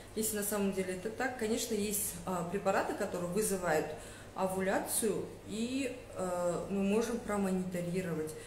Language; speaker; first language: Russian; non-native, local second language; Kazakh